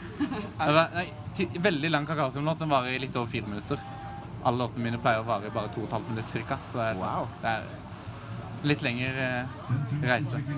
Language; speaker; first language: Norwegian; native; Norwegian